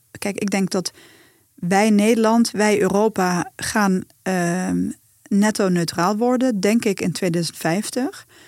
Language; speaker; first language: Dutch; native; Dutch